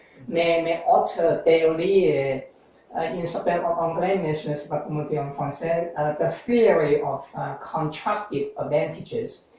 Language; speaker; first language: French; non-native, learner; English